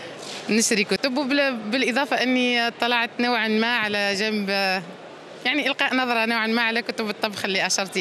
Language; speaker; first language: Arabic; native; Arabic